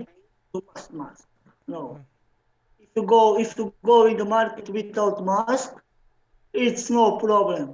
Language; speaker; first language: English; non-native, learner; Slovenian